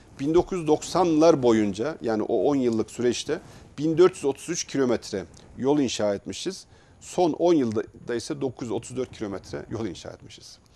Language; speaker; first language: Turkish; native; Turkish